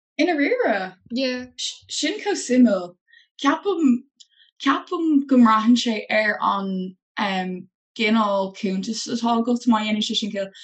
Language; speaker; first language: Irish; non-native, local second language; English